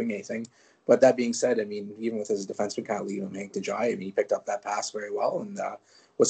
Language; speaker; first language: English; non-native, fluent; French